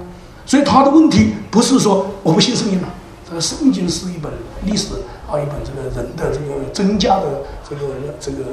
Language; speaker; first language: Chinese; native; Chinese